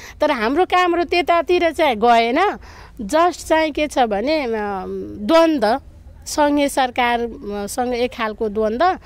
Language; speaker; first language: Nepali; non-native, local second language; Maithili